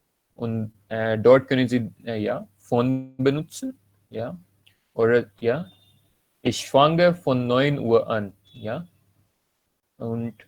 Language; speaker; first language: German; non-native, learner; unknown